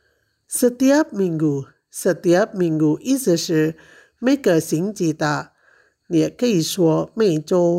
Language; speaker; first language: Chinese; non-native, fluent; Indonesian